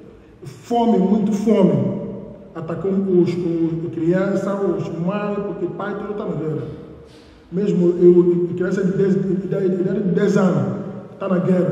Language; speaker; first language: Portuguese; non-native, learner; Igbo